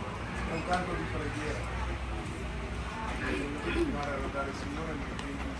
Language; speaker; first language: Italian; native; Italian